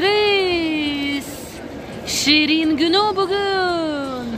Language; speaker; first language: Turkish; non-native, learner; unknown